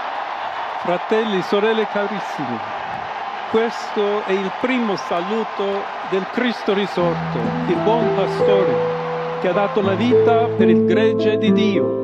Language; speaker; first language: Italian; non-native, fluent; English